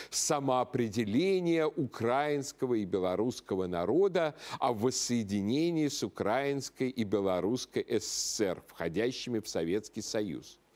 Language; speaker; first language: Russian; native; Russian